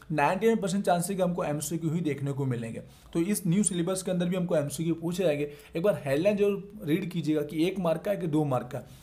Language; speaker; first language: Hindi; non-native, local second language; Gujarati